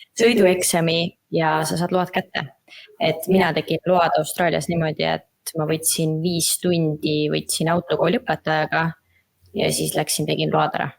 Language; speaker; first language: Estonian; native; Estonian